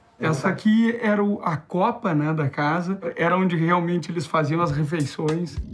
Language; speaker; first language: Portuguese; native; Portuguese